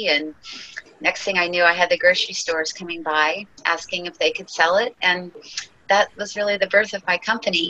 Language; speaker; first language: English; native; English